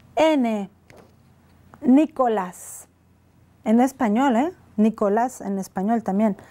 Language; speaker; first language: French; non-native, fluent; Spanish